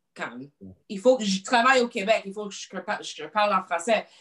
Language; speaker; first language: French; non-native, learner; English